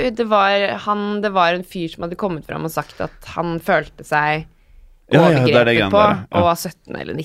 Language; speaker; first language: Norwegian; native; Norwegian